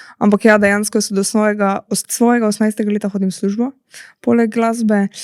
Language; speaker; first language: Slovenian; native; Slovenian